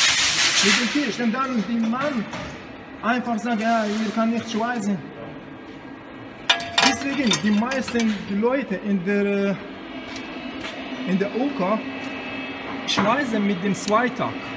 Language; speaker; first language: German; non-native, learner; Persian